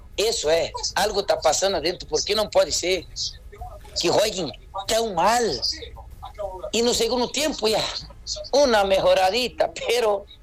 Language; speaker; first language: Spanish; non-native, fluent; Portuguese